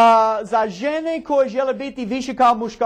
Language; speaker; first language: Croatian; non-native, learner; English